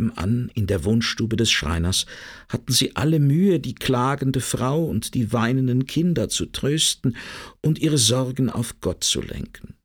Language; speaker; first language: German; native; German